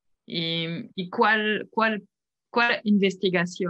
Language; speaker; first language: Spanish; non-native, fluent; French